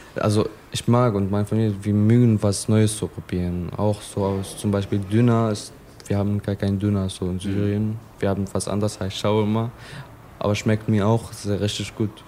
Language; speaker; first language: German; non-native, fluent; Arabic